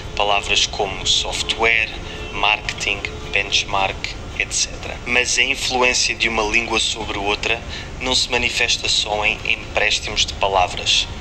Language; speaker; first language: Portuguese; native; Portuguese